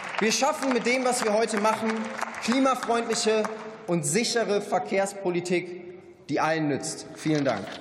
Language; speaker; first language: German; native; German